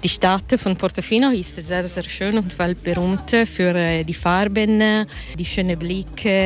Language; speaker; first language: German; non-native, learner; Italian